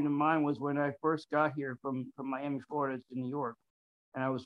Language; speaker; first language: English; early bilingual, other home language; Spanish